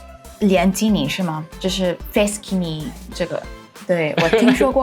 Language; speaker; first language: Chinese; non-native, fluent; Thai